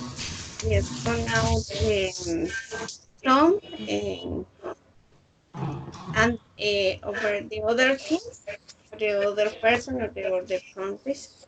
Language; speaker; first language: English; non-native, learner; Spanish